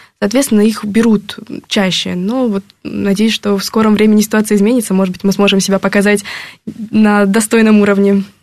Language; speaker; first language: Russian; native; Russian